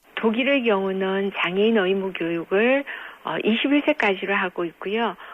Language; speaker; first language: Korean; native; Korean